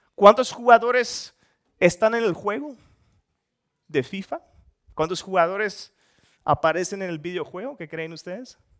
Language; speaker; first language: Spanish; non-native, fluent; Dutch